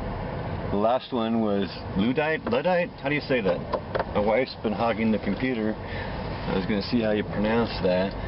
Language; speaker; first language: English; native; English